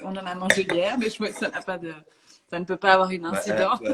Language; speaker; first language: French; native; French